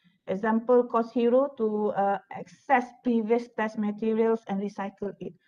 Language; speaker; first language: English; non-native, local second language; Malay